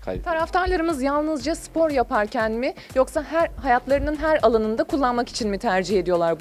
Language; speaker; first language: Turkish; native; Turkish